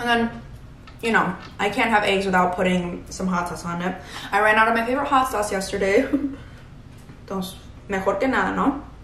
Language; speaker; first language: English; early bilingual, other home language; Spanish